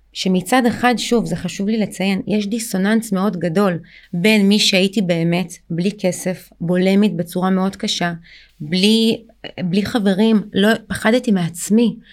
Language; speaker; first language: Hebrew; early bilingual, other home language; Russian